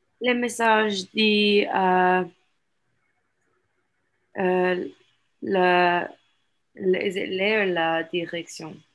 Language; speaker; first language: French; non-native, learner; English